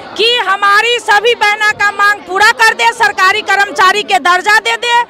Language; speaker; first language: Hindi; native; Hindi